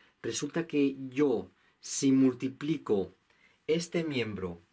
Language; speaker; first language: Spanish; native; Spanish